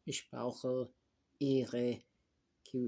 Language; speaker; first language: German; non-native, learner; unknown